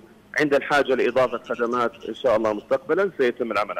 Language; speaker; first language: Arabic; native; Arabic